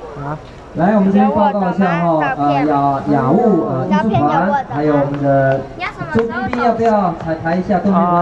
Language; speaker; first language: Chinese; native; Chinese